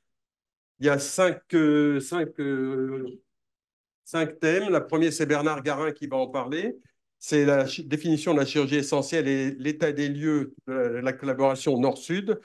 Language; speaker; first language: French; native; French